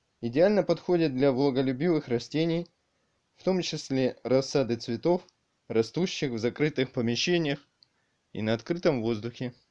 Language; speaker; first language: Russian; native; Russian